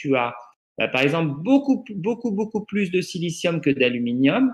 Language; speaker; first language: French; native; French